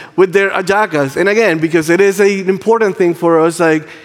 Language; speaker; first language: English; non-native, fluent; Spanish